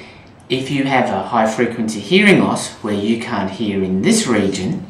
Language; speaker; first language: English; native; English